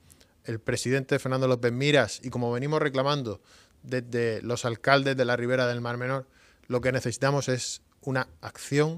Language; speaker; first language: Spanish; native; Spanish